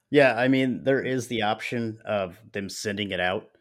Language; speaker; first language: English; native; English